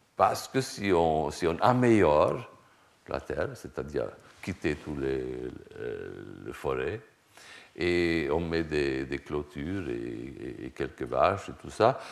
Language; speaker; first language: French; non-native, fluent; Swedish